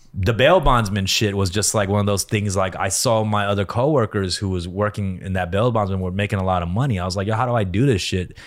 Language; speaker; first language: English; early bilingual, other home language; Korean